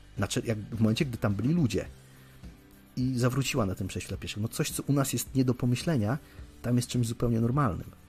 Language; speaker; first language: Polish; native; Polish